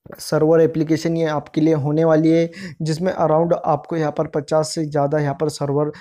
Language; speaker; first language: Hindi; native; Hindi